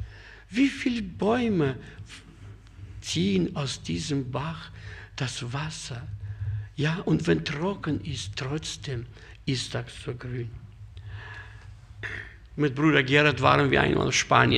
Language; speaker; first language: German; non-native, fluent; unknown